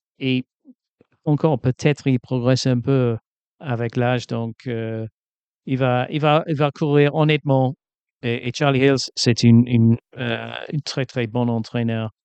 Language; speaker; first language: French; non-native, fluent; English